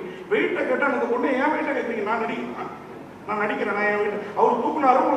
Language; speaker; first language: Tamil; native; Tamil